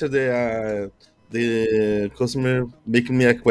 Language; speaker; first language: English; non-native, learner; Portuguese